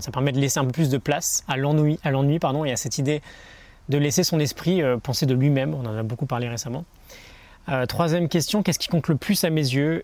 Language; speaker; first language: French; native; French